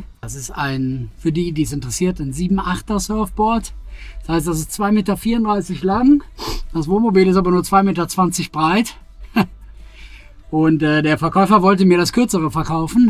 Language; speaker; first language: German; native; German